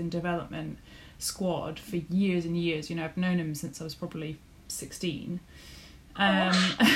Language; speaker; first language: English; native; English